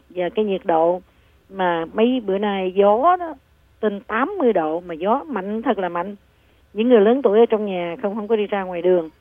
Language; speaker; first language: Vietnamese; native; Vietnamese